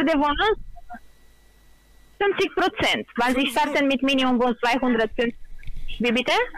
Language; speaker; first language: German; non-native, learner; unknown